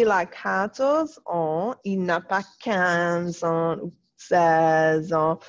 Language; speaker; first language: French; non-native, fluent; English